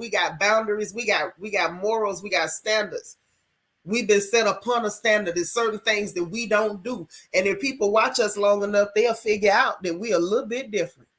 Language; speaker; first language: English; native; English